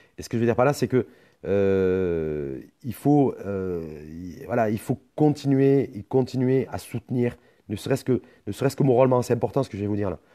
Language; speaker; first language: French; non-native, local second language; Arabic